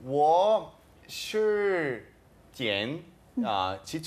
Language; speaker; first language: Chinese; non-native, learner; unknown